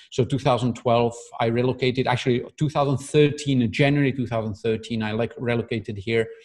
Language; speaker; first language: English; non-native, fluent; Czech